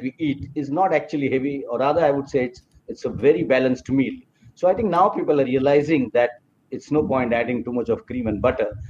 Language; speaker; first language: English; non-native, local second language; Marathi